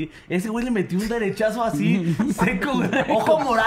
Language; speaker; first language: Spanish; native; Spanish